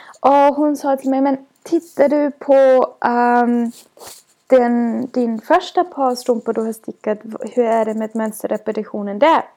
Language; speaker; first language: Swedish; non-native, fluent; German